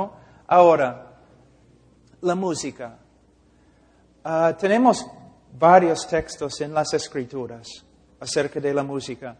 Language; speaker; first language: Spanish; non-native, fluent; English